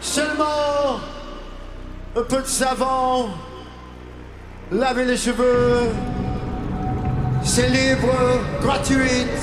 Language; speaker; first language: French; non-native, learner; English